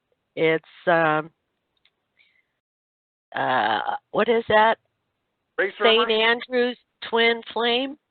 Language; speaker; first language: English; native; English